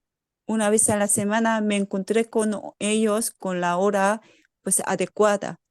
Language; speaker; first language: Spanish; non-native, fluent; Korean